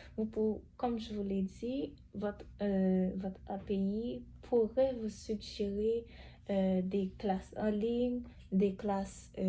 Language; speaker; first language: French; native; French